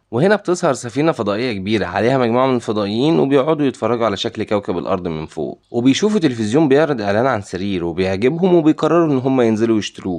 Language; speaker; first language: Arabic; native; Arabic